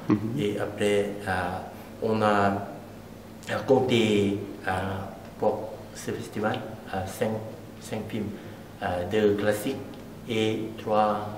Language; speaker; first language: French; non-native, learner; Lao